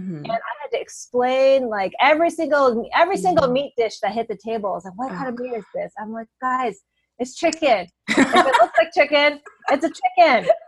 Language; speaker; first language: English; native; English